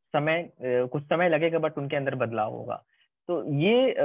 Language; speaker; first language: Hindi; native; Hindi